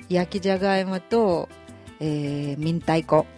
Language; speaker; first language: Japanese; non-native, fluent; Russian